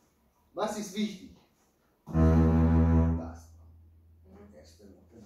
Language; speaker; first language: German; non-native, fluent; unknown